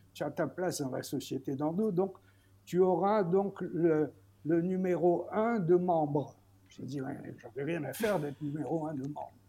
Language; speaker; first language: French; native; French